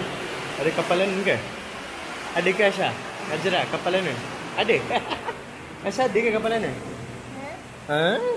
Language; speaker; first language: Malay; native; Malay